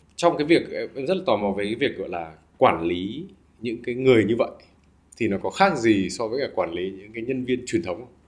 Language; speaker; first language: Vietnamese; native; Vietnamese